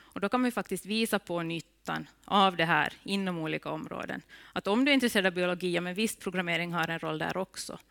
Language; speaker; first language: Swedish; native; Swedish